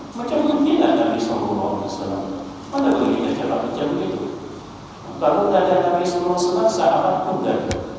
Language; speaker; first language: Malay; native; Malay